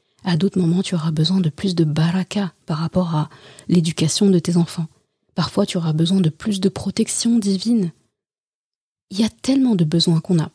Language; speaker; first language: French; native; French